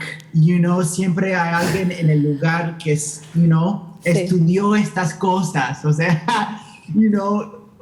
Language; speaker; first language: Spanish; early bilingual, heritage; Spanish